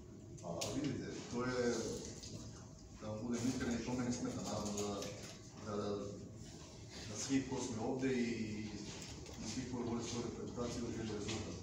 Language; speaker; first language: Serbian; non-native, learner; Bulgarian